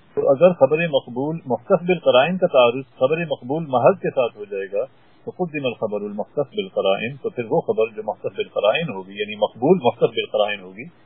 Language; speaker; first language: Urdu; native; Urdu